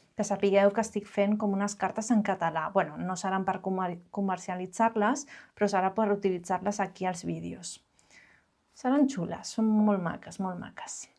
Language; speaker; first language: Catalan; non-native, local second language; Spanish